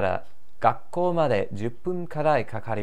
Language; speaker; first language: Japanese; non-native, learner; English